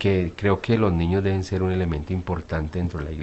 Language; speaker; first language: Spanish; native; Spanish